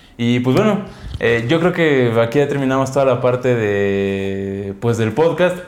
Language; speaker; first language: Spanish; native; Spanish